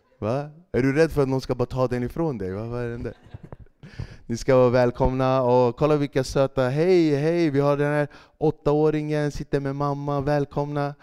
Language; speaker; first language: Swedish; early bilingual, other home language; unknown